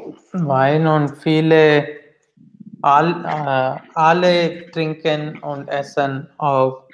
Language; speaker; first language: German; non-native, learner; Hindi